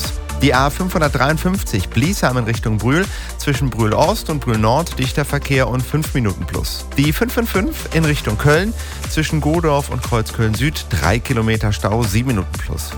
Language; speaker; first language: German; native; German